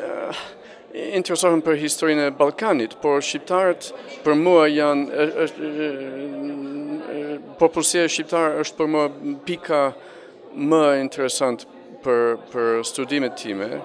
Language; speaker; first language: Albanian; non-native, fluent; English